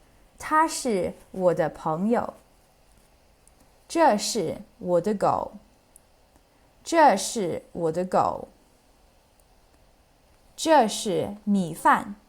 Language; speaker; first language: Chinese; non-native, fluent; English